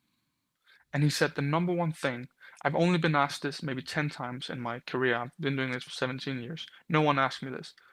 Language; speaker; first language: English; non-native, fluent; Danish